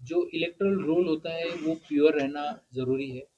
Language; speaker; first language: Hindi; non-native, local second language; Marathi